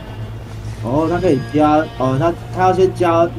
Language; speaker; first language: Chinese; native; Chinese